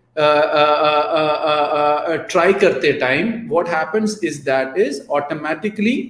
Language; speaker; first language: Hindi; non-native, local second language; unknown